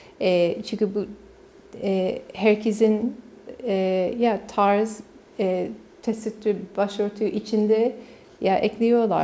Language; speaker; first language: Turkish; non-native, learner; English